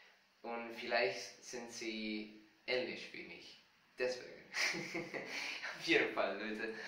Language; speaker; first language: German; non-native, fluent; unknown